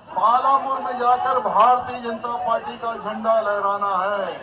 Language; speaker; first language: Hindi; non-native, local second language; Telugu